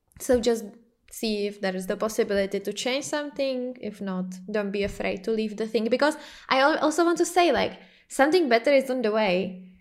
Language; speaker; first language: English; non-native, fluent; Czech